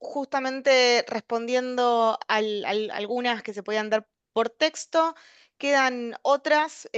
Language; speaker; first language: Spanish; native; Spanish